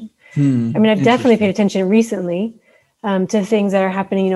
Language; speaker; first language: English; native; English